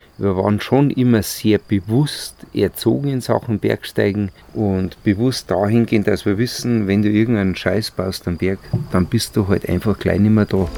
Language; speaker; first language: German; native; German